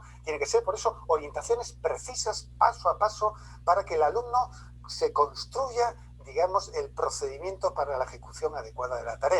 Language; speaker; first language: Spanish; native; Spanish